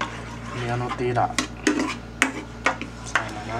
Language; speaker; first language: Filipino; non-native, learner; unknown